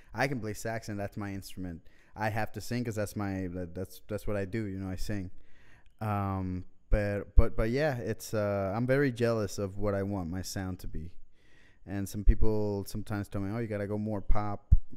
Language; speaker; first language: English; early bilingual, other home language; Spanish